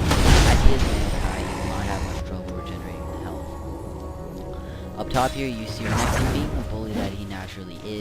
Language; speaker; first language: English; native; English